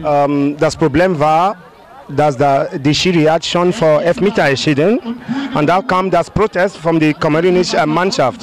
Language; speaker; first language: German; non-native, fluent; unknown